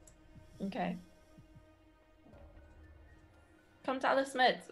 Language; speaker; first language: German; non-native, learner; English